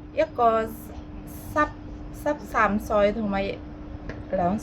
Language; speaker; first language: Cantonese; non-native, learner; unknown